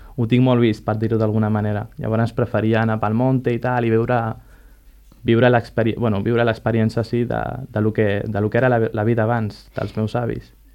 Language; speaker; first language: Catalan; early bilingual, other home language; Arabic